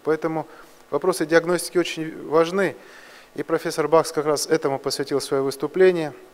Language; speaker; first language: Russian; non-native, local second language; Georgian